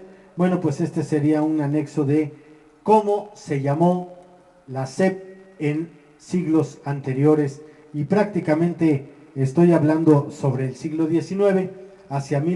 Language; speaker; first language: Spanish; native; Spanish